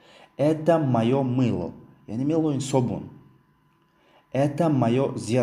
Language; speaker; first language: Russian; non-native, fluent; Tajik